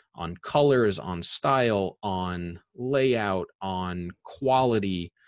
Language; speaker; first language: English; native; English